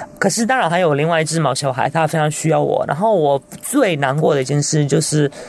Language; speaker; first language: Chinese; non-native, fluent; Italian